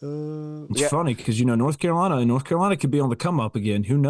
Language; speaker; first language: English; native; English